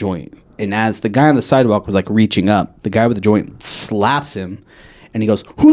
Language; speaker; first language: English; native; English